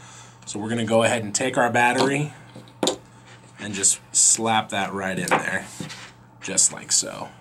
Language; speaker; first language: English; native; English